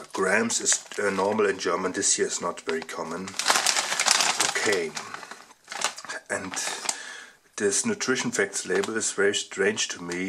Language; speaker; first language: English; non-native, fluent; German